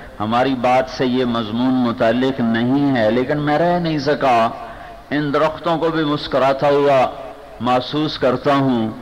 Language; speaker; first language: Urdu; non-native, local second language; Punjabi